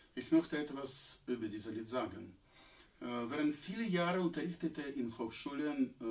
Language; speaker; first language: German; non-native, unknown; Russian